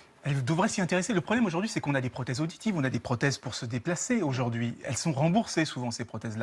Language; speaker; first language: French; native; French